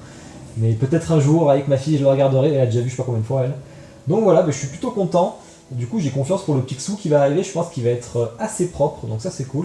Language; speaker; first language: French; native; French